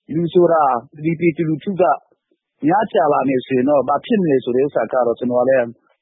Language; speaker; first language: Burmese; non-native, local second language; Hakha Chin